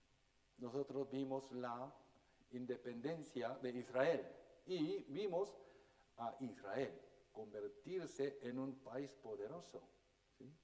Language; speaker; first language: Spanish; non-native, fluent; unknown